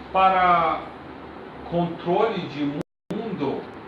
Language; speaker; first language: Portuguese; non-native, learner; Persian